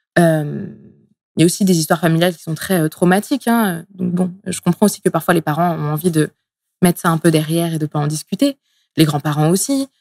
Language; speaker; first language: French; early bilingual, other home language; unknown